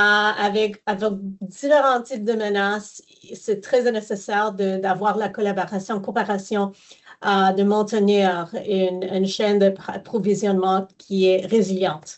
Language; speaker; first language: French; non-native, fluent; English